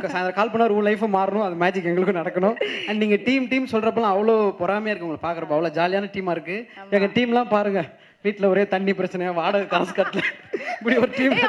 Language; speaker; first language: Tamil; native; Tamil